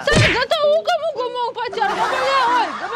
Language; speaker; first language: Indonesian; non-native, learner; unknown